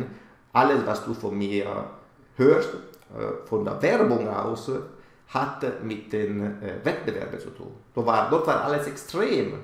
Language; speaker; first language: German; non-native, fluent; Italian